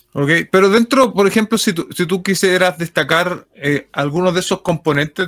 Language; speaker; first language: Spanish; native; Spanish